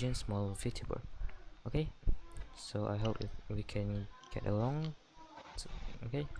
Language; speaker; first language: English; non-native, learner; Malay